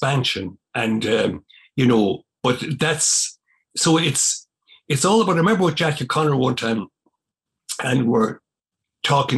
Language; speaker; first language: English; native; English